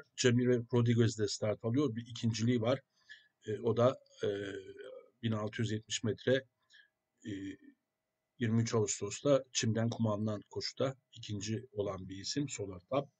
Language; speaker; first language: Turkish; native; Turkish